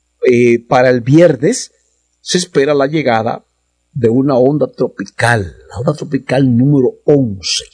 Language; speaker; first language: Spanish; native; Spanish